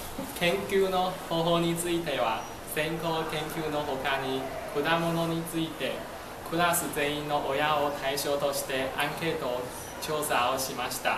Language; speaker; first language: Japanese; non-native, learner; Chinese